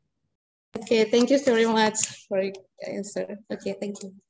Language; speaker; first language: English; non-native, fluent; Indonesian